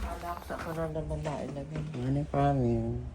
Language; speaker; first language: Filipino; native; Filipino